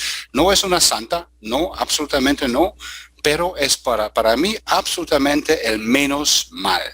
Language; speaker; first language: Spanish; non-native, fluent; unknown